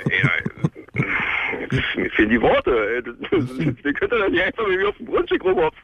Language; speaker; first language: German; native; German